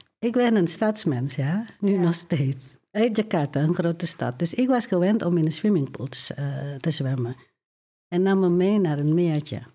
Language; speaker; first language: Dutch; non-native, fluent; Indonesian